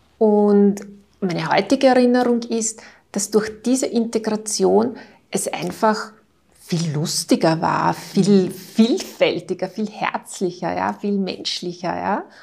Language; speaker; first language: German; native; German